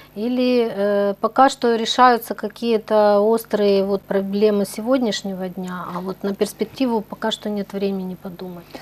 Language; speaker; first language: Russian; native; Russian